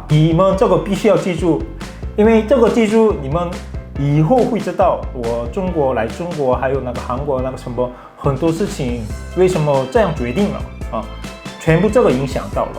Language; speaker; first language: Chinese; non-native, fluent; Korean